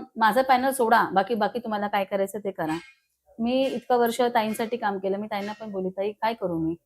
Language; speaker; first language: Marathi; non-native, local second language; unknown